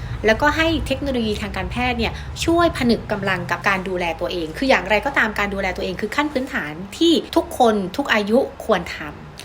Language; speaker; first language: Thai; native; Thai